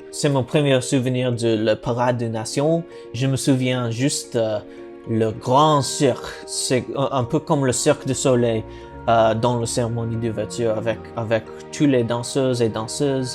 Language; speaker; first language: French; non-native, learner; English